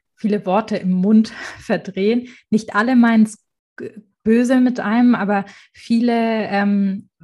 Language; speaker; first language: German; native; German